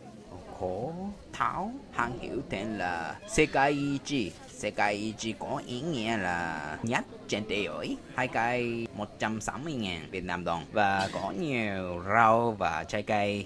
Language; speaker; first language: Vietnamese; non-native, learner; Japanese